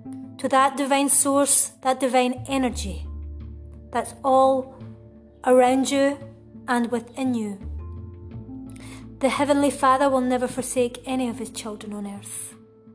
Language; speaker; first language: English; native; English